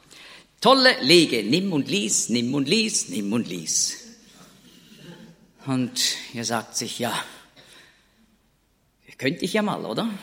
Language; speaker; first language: German; native; German